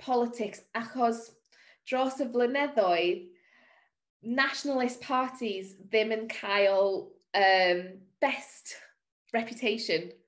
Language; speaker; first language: Welsh; non-native, learner; English